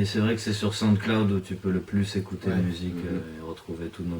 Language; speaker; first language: French; native; French